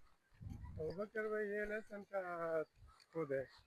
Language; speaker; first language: Hindi; non-native, local second language; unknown